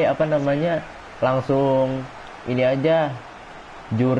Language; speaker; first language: Indonesian; native; Indonesian